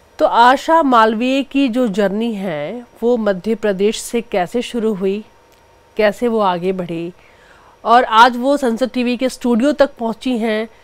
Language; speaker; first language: Hindi; native; Hindi